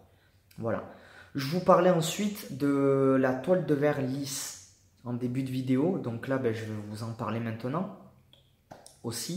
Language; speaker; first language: French; native; French